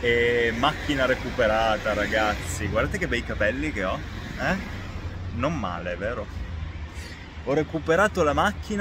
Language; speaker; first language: Italian; native; Italian